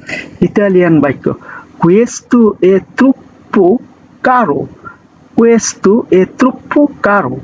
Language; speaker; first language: Italian; non-native, learner; Bangla